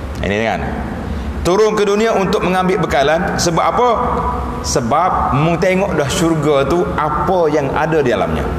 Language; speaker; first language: Malay; native; Malay